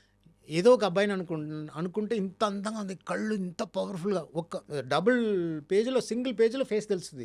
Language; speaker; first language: Telugu; non-native, fluent; Tamil